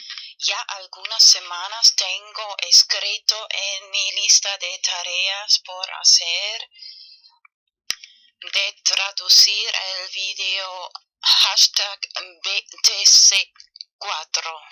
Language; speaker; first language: Spanish; non-native, fluent; German